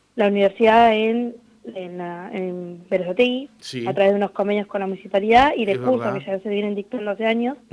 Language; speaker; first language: Spanish; native; Spanish